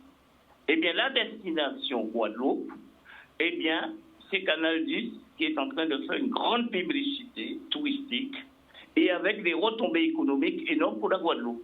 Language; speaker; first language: French; native; French